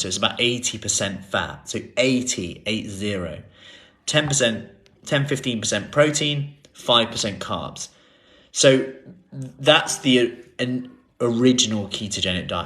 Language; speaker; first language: English; native; English